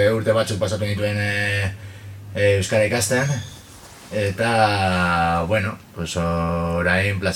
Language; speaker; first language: Basque; non-native, local second language; Spanish